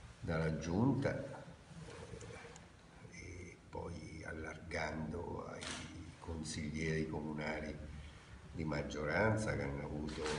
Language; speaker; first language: Italian; native; Italian